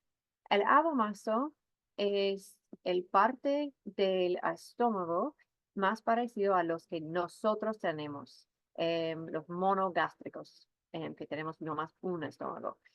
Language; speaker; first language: Spanish; non-native, fluent; English